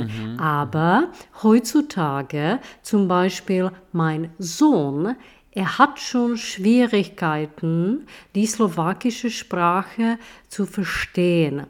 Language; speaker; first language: German; non-native, fluent; Czech